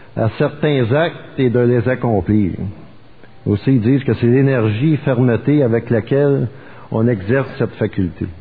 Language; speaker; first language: French; native; French